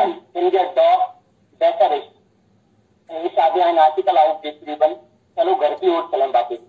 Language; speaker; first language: German; non-native, learner; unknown